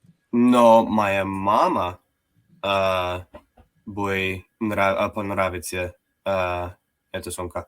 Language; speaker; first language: Russian; non-native, learner; English